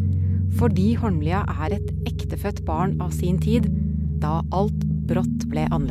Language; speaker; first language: Norwegian; native; Norwegian